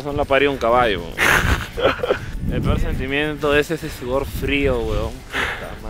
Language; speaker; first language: Spanish; native; Spanish